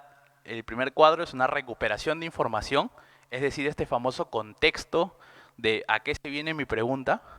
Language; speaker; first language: Spanish; native; Spanish